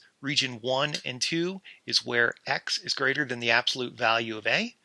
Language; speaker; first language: English; native; English